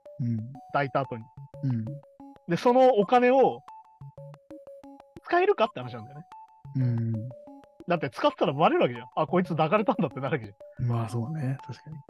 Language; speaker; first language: Japanese; native; Japanese